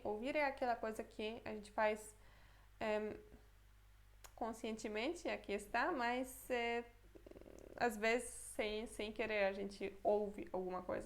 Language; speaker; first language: Portuguese; non-native, fluent; Polish